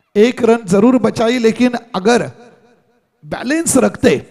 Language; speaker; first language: Hindi; non-native, local second language; Marathi